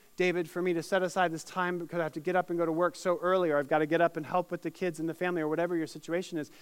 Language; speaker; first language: English; native; English